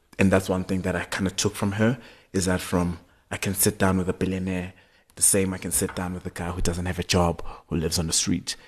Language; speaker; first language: English; non-native, local second language; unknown